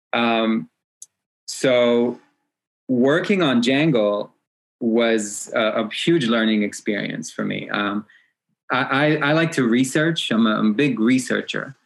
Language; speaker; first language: English; early bilingual, other home language; Hebrew